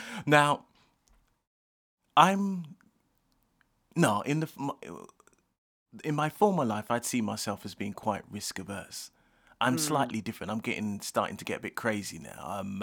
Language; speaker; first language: English; non-native, local second language; Jamaican Creole English